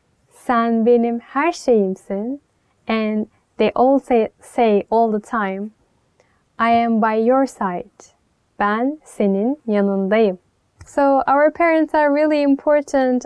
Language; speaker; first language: English; non-native, fluent; Turkish